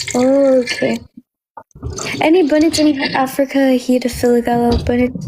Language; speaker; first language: Amharic; non-native, learner; English